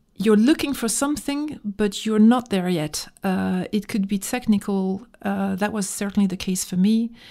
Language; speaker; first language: English; non-native, fluent; French